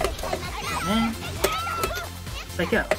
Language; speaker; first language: Japanese; native; Japanese